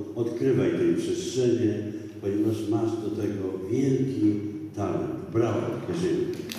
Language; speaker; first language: Polish; native; Polish